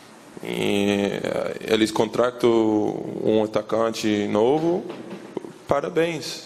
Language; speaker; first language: Portuguese; non-native, learner; English